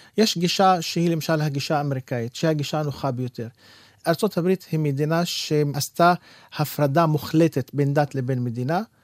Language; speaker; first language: Hebrew; non-native, local second language; Arabic